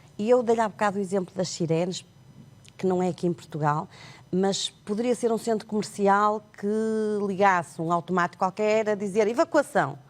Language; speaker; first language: Portuguese; non-native, local second language; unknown